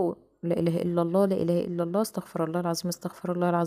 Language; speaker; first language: Arabic; native; Arabic